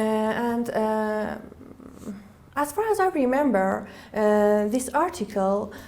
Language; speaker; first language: English; non-native, learner; Persian